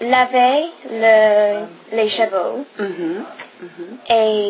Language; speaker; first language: French; non-native, learner; English